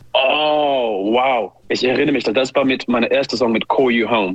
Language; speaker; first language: German; non-native, learner; English